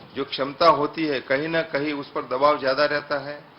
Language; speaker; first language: Hindi; non-native, local second language; Gujarati